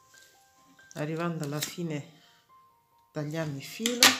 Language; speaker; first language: Italian; non-native, fluent; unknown